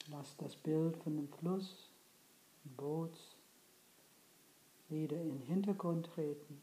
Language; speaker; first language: German; non-native, fluent; English